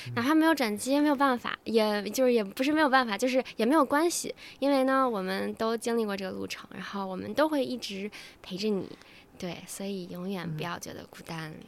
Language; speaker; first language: Chinese; native; Chinese